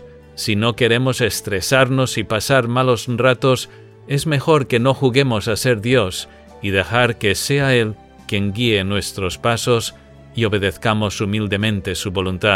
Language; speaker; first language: Spanish; native; Spanish